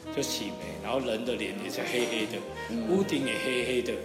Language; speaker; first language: Chinese; non-native, local second language; Min Nan Chinese